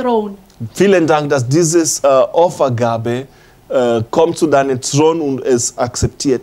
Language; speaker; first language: German; non-native, learner; English